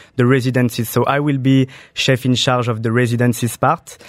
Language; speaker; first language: English; non-native, fluent; French